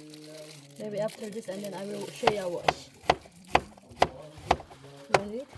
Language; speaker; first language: English; non-native, learner; Korean